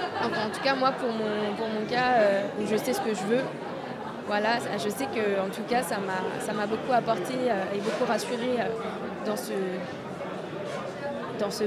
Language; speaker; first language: French; native; French